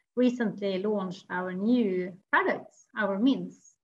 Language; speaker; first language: English; non-native, fluent; Swedish